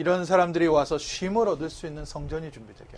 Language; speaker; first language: Korean; native; Korean